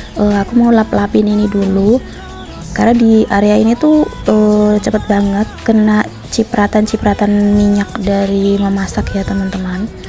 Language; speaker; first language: Indonesian; non-native, local second language; Javanese